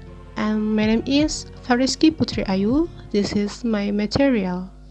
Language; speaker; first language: English; non-native, learner; Indonesian